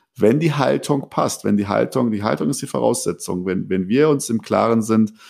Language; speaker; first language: German; early bilingual, other home language; Persian